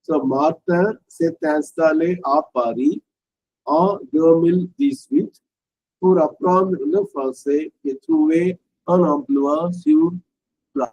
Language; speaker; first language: French; non-native, fluent; Tamil